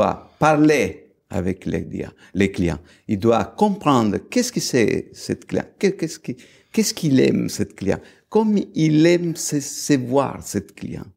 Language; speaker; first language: French; non-native, fluent; Italian